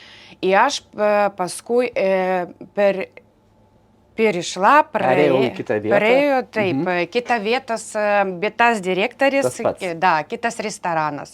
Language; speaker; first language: Lithuanian; non-native, learner; Ukrainian